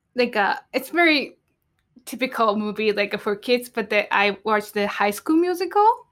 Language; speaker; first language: English; non-native, learner; Japanese